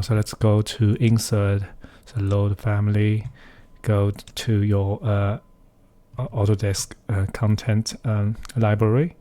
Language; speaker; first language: English; non-native, fluent; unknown